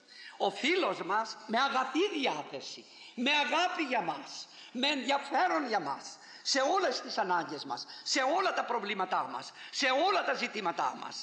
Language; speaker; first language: Greek; native; Greek